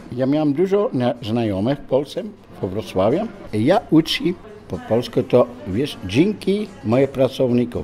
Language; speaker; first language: Polish; non-native, learner; Dutch